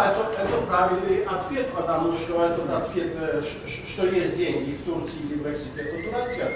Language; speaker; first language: Russian; non-native, local second language; Georgian